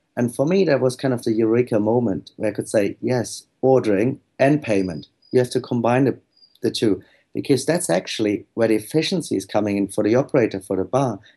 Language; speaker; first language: English; non-native, fluent; German